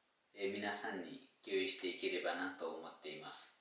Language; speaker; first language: Japanese; non-native, fluent; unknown